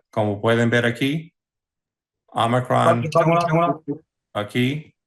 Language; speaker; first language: Spanish; early bilingual, heritage; English